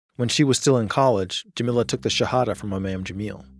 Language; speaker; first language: English; native; English